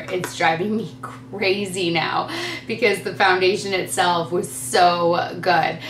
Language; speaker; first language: English; native; English